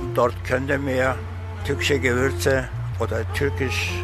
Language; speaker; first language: German; non-native, learner; Turkish